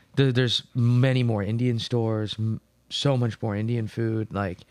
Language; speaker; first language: English; native; English